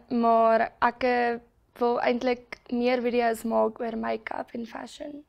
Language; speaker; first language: Afrikaans; native; Afrikaans